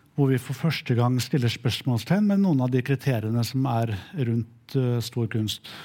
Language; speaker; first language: Norwegian; native; Norwegian